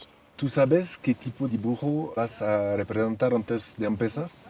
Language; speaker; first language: Spanish; non-native, learner; French